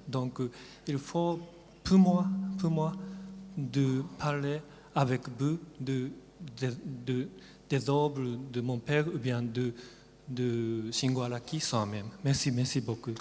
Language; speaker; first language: French; non-native, learner; Japanese